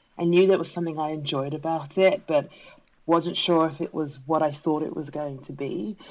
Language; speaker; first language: English; native; English